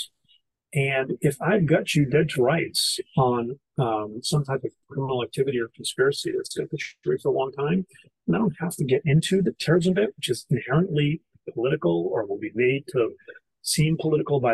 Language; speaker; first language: English; native; English